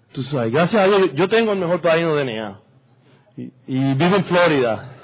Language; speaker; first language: Spanish; early bilingual, heritage; Spanish